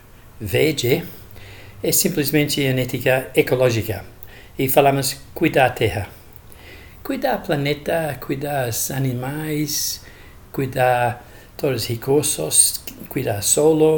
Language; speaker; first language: Portuguese; non-native, fluent; English